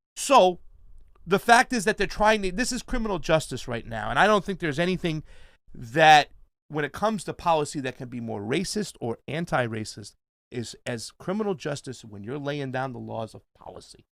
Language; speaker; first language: English; native; English